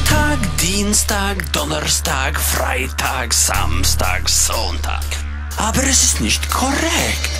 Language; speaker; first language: German; non-native, learner; Swedish